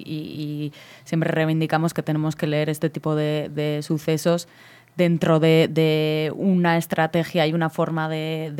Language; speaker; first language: Spanish; native; Spanish